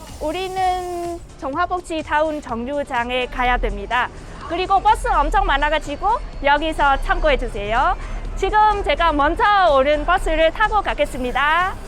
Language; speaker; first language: Korean; non-native, fluent; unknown